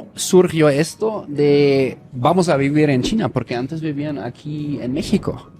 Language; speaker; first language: Spanish; native; Spanish